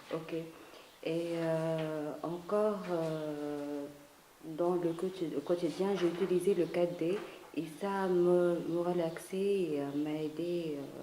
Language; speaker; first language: French; non-native, learner; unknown